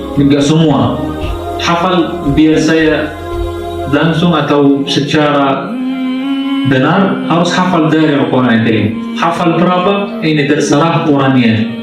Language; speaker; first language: Indonesian; non-native, fluent; Arabic